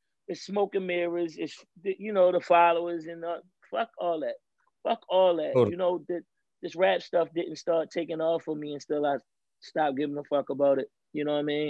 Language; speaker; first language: English; native; English